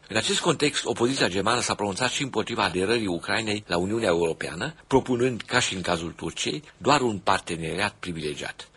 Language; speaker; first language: Romanian; non-native, local second language; German